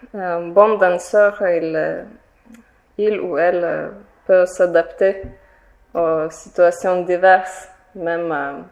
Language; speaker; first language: French; non-native, fluent; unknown